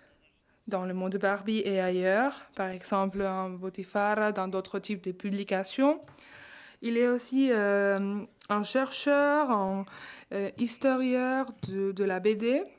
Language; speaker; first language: French; non-native, fluent; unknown